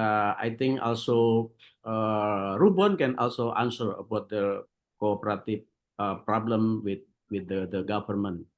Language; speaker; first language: English; non-native, learner; Indonesian